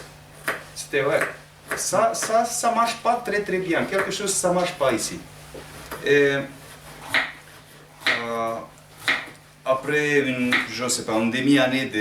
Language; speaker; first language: French; non-native, learner; Romanian